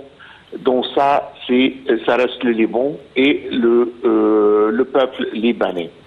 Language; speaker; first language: French; non-native, fluent; Arabic